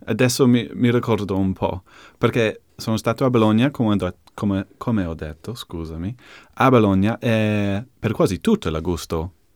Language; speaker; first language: Italian; non-native, learner; English